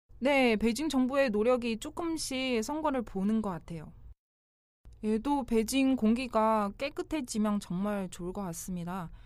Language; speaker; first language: Korean; non-native, fluent; Chinese